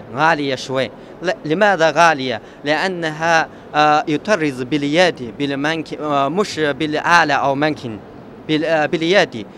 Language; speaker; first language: Arabic; non-native, learner; Chinese